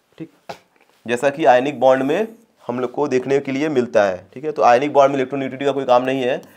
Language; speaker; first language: Hindi; native; Hindi